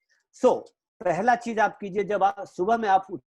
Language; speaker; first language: Hindi; native; Hindi